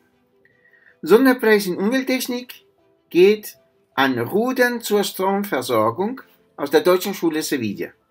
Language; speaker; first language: German; non-native, fluent; Spanish